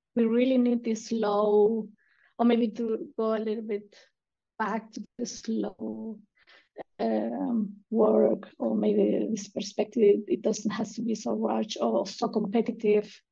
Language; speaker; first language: English; non-native, fluent; Spanish